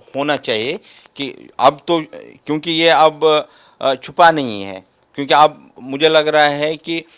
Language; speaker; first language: Hindi; native; Hindi